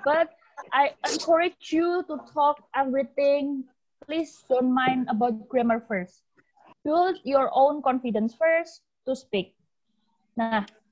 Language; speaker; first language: English; non-native, fluent; Indonesian